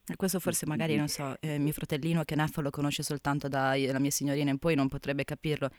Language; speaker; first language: Italian; native; Italian